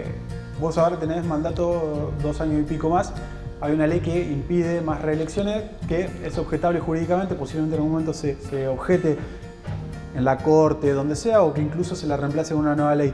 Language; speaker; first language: Spanish; native; Spanish